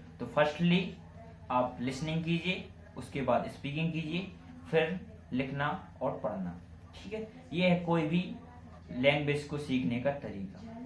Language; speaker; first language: Hindi; native; Hindi